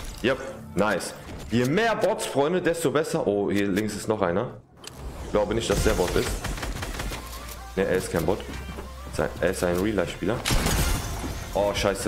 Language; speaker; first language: German; native; German